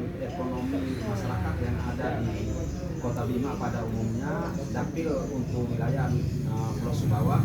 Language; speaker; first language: Indonesian; non-native, local second language; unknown